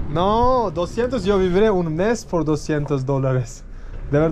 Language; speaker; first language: Spanish; non-native, learner; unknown